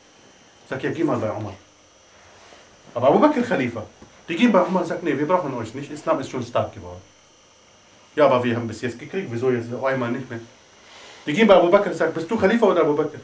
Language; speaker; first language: German; non-native, fluent; Arabic